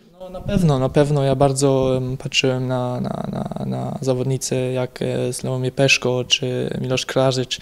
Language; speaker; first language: Polish; early bilingual, heritage; Polish